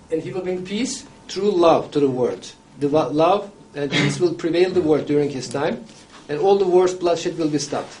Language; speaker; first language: English; non-native, fluent; Turkish